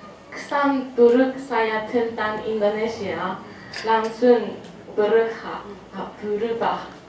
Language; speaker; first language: Indonesian; non-native, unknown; Japanese